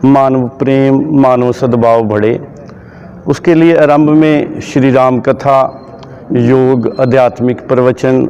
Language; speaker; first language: Hindi; non-native, local second language; Punjabi